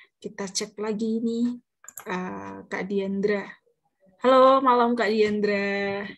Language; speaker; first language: Indonesian; native; Indonesian